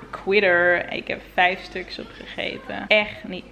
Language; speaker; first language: Dutch; native; Dutch